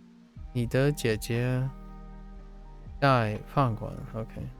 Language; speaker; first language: Chinese; non-native, learner; English